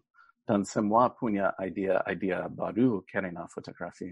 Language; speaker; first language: Indonesian; non-native, fluent; English